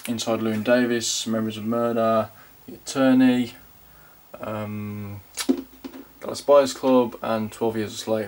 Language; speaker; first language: English; native; English